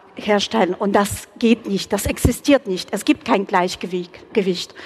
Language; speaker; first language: German; non-native, fluent; Ukrainian